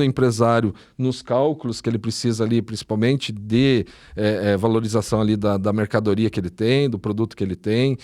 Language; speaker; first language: Portuguese; native; Portuguese